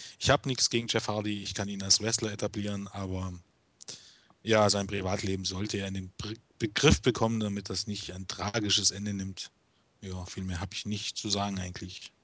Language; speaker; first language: German; native; German